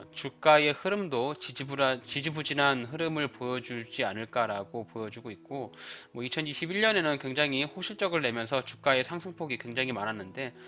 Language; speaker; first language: Korean; native; Korean